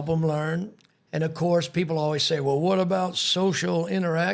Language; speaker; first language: English; native; English